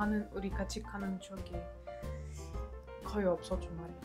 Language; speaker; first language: Korean; non-native, learner; Russian